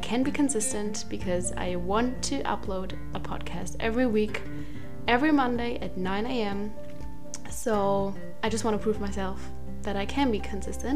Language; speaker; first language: English; non-native, fluent; German